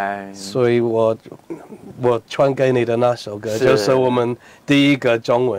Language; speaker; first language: Chinese; non-native, fluent; English